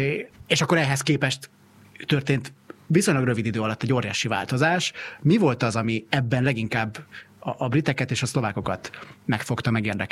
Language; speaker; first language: Hungarian; native; Hungarian